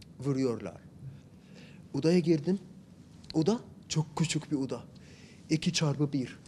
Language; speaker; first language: Turkish; non-native, learner; Arabic